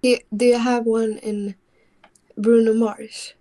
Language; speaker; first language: English; non-native, learner; Swedish